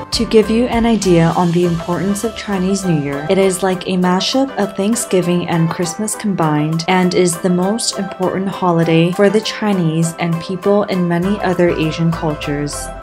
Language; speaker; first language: English; native; English